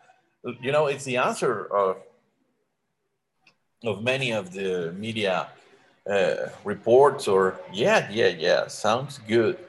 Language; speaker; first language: English; non-native, learner; Spanish